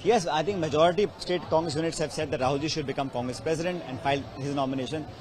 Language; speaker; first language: English; non-native, local second language; Hindi